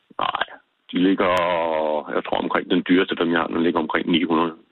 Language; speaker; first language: Danish; native; Danish